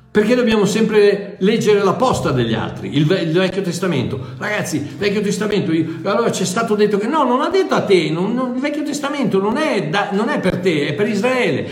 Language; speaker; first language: Italian; non-native, fluent; English